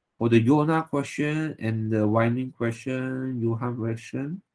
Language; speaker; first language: English; non-native, local second language; Chinese